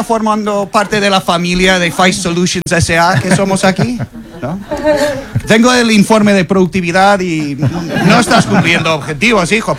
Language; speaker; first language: Spanish; non-native, fluent; English